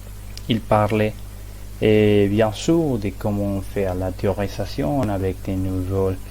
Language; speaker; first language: French; non-native, learner; Spanish